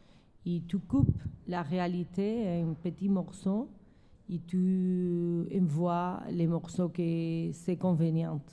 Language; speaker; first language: French; non-native, learner; Spanish